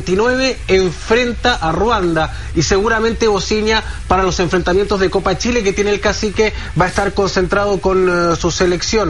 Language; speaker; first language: Spanish; native; Spanish